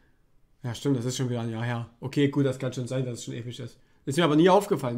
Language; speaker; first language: German; native; German